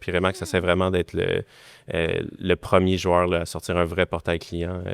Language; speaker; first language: French; native; French